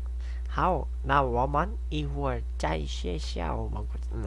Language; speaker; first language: Chinese; non-native, learner; Korean